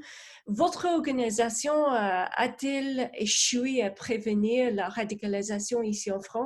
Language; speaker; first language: French; non-native, fluent; English